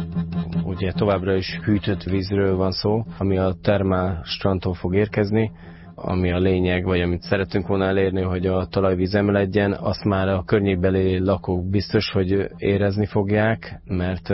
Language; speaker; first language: Hungarian; native; Hungarian